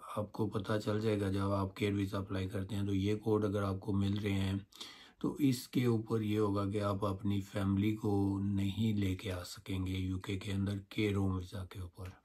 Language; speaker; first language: Urdu; non-native, local second language; Punjabi